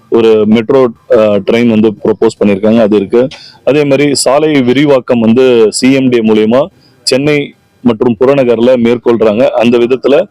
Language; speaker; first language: Tamil; native; Tamil